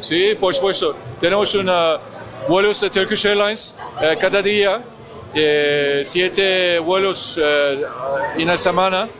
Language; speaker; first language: Spanish; non-native, learner; Turkish